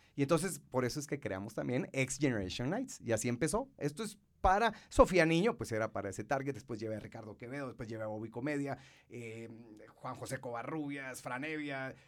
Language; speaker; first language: Spanish; native; Spanish